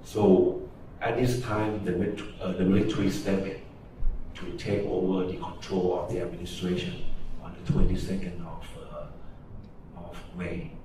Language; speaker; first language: English; non-native, fluent; Thai